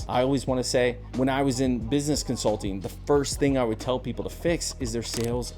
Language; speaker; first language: English; native; English